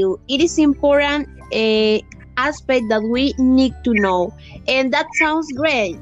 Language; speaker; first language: English; non-native, learner; Spanish